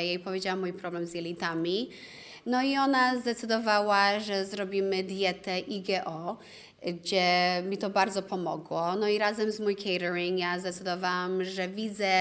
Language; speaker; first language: Polish; early bilingual, other home language; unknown